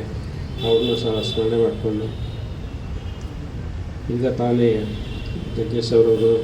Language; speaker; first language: Kannada; native; Kannada